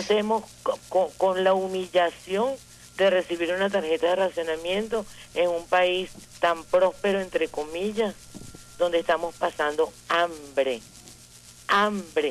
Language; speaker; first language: Spanish; native; Spanish